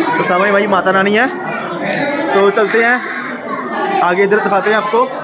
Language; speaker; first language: Hindi; non-native, local second language; Punjabi